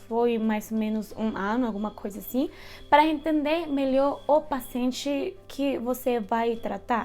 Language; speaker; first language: Portuguese; non-native, fluent; Spanish